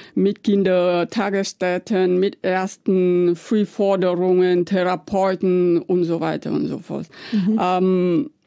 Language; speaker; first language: German; non-native, fluent; Vietnamese